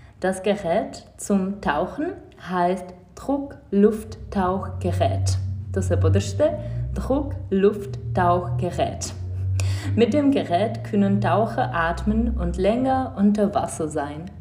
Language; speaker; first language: German; non-native, fluent; Czech